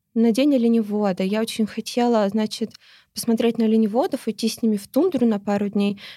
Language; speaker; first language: Russian; native; Russian